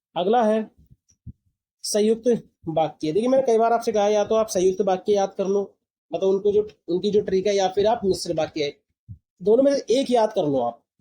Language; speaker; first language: Hindi; native; Hindi